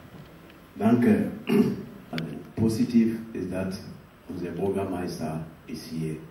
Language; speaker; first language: German; non-native, fluent; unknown